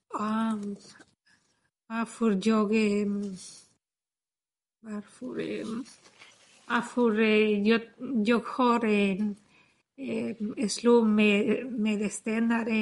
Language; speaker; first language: Swedish; non-native, learner; Spanish